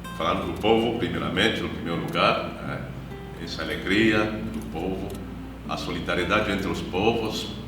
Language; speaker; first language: Portuguese; non-native, fluent; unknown